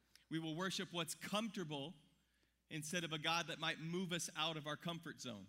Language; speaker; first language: English; native; English